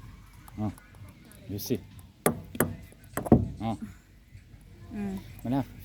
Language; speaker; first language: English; non-native, learner; Russian